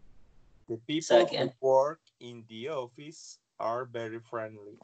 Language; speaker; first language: English; non-native, learner; Spanish